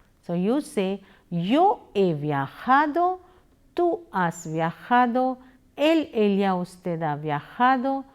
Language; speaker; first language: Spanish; non-native, fluent; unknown